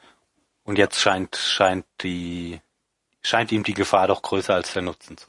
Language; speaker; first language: German; native; German